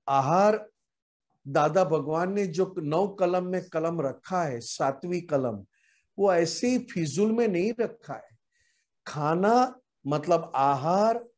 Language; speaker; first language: Hindi; non-native, local second language; Gujarati